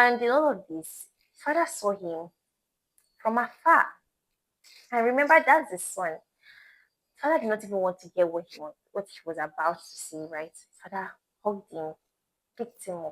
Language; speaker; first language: English; non-native, local second language; Igbo